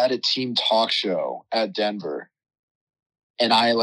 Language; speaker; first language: English; native; English